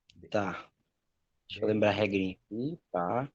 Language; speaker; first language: Portuguese; native; Portuguese